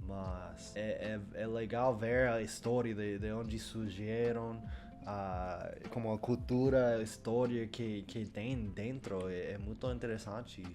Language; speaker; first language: Portuguese; non-native, learner; English